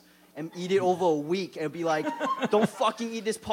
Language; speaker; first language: English; non-native, local second language; Chinese